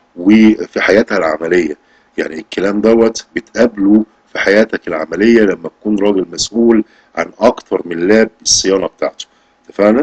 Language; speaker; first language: Arabic; native; Arabic